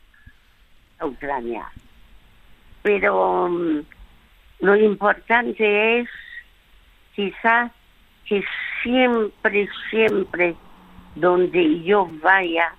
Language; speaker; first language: Spanish; non-native, fluent; French